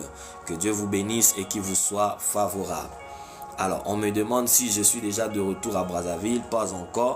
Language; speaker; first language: French; non-native, local second language; Lingala